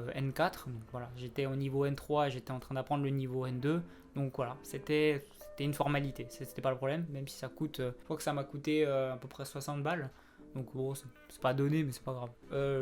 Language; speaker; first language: French; native; French